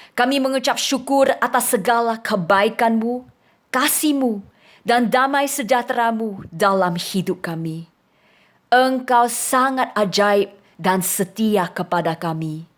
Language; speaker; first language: Indonesian; non-native, fluent; English